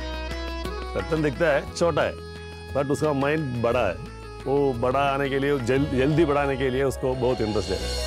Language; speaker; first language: Hindi; non-native, local second language; Malayalam